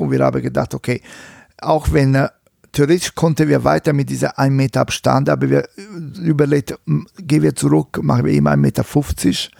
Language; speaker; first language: German; non-native, fluent; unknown